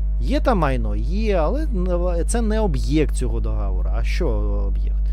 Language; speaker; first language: Ukrainian; non-native, learner; Russian